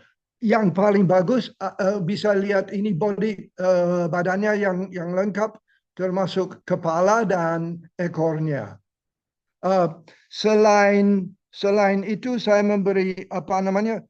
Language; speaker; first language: Indonesian; non-native, fluent; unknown